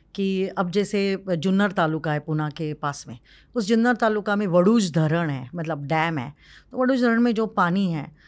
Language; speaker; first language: Hindi; non-native, local second language; Marwari